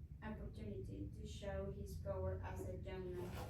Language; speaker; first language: English; non-native, learner; Spanish